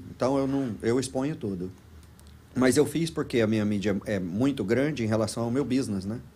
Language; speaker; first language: Portuguese; native; Portuguese